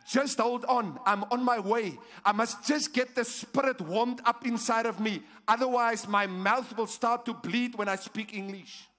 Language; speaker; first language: English; non-native, local second language; Afrikaans